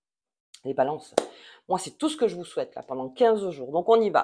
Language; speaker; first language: French; native; French